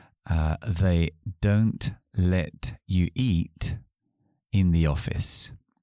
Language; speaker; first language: English; native; English